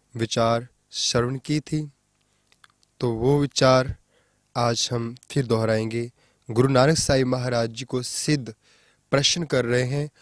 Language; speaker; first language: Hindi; non-native, local second language; Punjabi